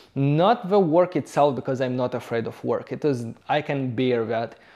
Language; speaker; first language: English; non-native, fluent; Romanian